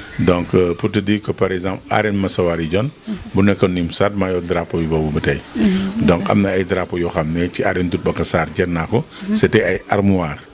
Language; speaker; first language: Wolof; non-native, local second language; Serer